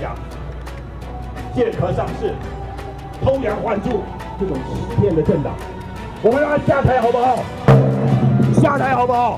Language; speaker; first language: Chinese; native; Chinese